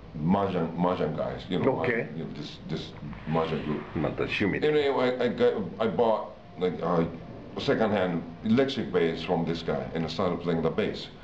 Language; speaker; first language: English; non-native, fluent; Japanese